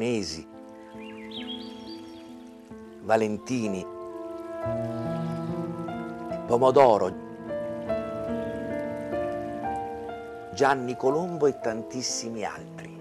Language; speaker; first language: Italian; native; Italian